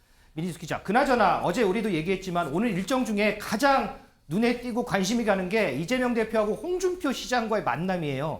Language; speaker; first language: Korean; native; Korean